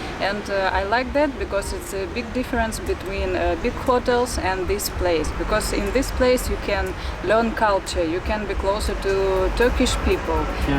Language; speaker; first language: English; non-native, fluent; Russian